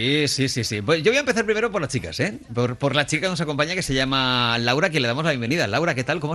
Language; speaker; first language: Spanish; native; Spanish